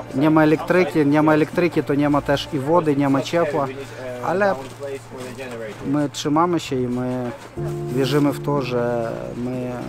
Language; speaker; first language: Polish; non-native, fluent; Ukrainian